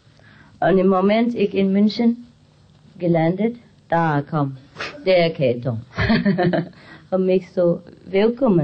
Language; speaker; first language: German; non-native, fluent; Vietnamese